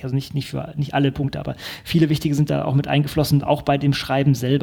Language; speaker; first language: German; native; German